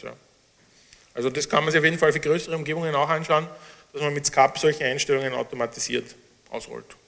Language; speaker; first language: German; native; German